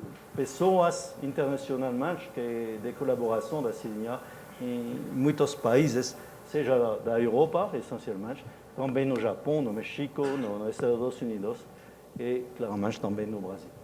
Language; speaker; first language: Portuguese; non-native, fluent; French